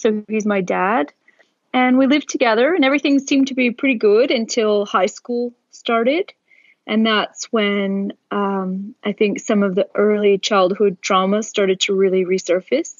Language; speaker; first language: English; native; English